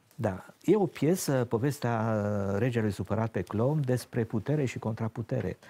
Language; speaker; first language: Romanian; native; Romanian